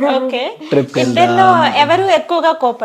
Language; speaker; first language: Telugu; native; Telugu